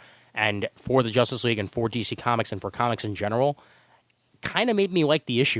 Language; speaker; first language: English; native; English